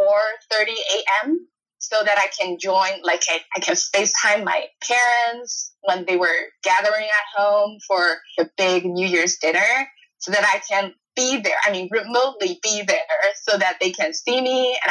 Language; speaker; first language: English; non-native, fluent; Chinese